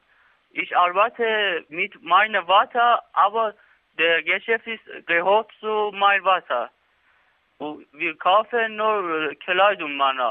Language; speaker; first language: German; non-native, learner; Persian